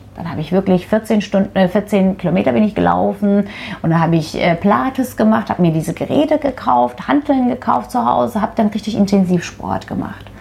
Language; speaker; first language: German; non-native, fluent; Turkish